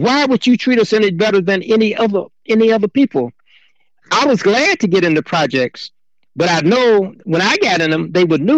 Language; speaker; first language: English; native; English